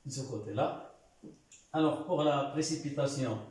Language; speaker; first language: French; non-native, local second language; Arabic